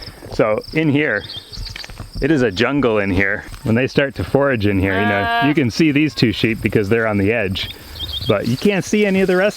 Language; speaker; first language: English; native; English